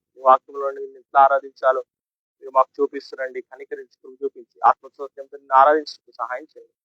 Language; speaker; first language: Telugu; non-native, local second language; Kannada